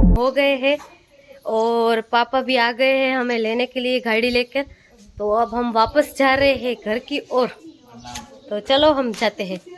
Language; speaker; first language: Hindi; non-native, local second language; Gujarati